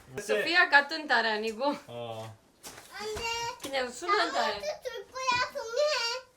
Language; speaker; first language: Korean; non-native, learner; Greek